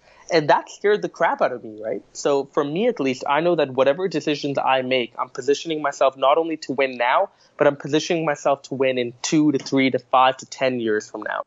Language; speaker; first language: English; native; English